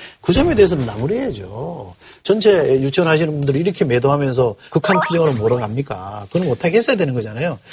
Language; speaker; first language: Korean; native; Korean